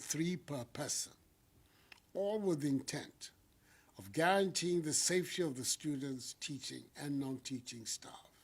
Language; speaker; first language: English; non-native, local second language; Akan